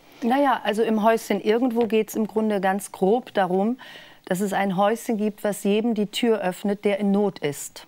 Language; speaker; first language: German; native; German